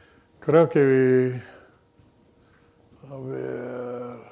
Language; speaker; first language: Spanish; non-native, fluent; English